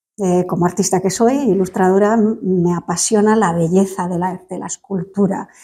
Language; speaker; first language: Spanish; non-native, fluent; English